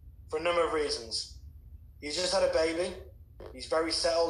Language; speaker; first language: English; native; English